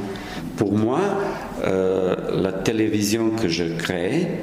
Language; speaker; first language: French; non-native, fluent; Serbian